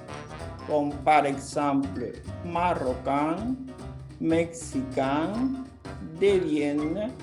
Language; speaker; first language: French; non-native, fluent; Portuguese